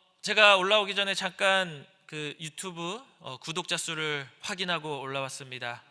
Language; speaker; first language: Korean; native; Korean